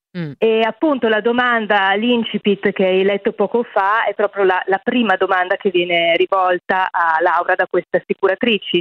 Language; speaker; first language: Italian; native; Italian